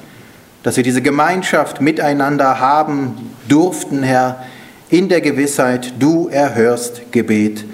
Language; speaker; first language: German; native; German